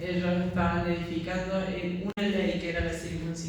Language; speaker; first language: Spanish; native; Spanish